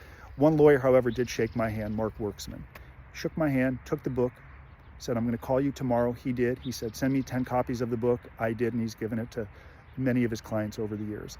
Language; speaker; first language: English; native; English